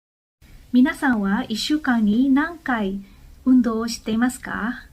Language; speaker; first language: Japanese; non-native, fluent; Indonesian